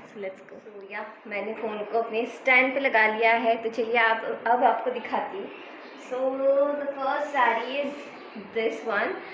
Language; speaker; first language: Hindi; non-native, local second language; Bangla